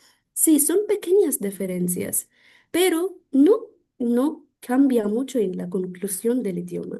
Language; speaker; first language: Spanish; non-native, fluent; Arabic